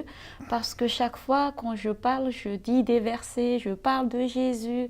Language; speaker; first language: French; non-native, local second language; Malagasy